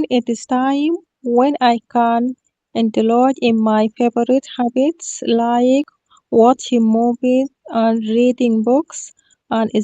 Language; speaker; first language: English; non-native, learner; Arabic